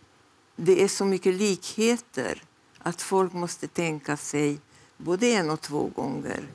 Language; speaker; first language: Swedish; non-native, fluent; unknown